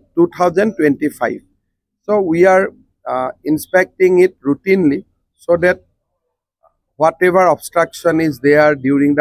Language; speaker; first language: English; non-native, local second language; Assamese